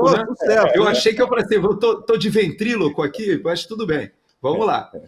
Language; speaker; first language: Portuguese; native; Portuguese